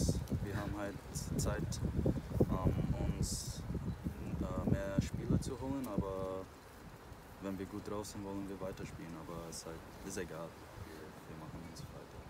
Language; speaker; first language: German; non-native, fluent; English